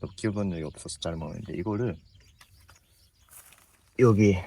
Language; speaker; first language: Korean; non-native, learner; Japanese